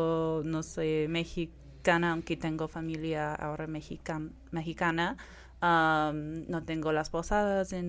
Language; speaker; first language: Spanish; non-native, fluent; English